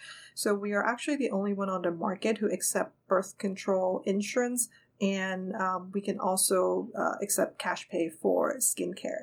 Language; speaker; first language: English; non-native, local second language; Cantonese